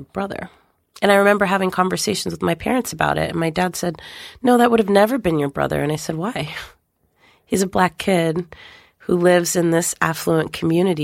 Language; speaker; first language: English; native; English